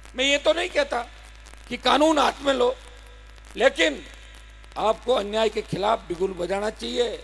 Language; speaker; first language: Hindi; native; Hindi